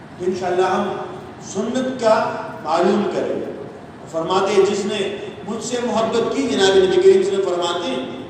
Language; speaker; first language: Urdu; non-native, local second language; Sindhi